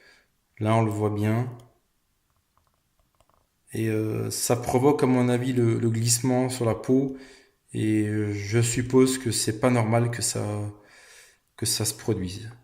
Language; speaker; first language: French; native; French